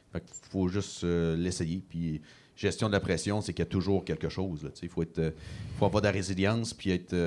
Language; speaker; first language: French; native; French